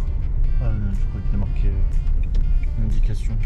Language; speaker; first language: French; native; French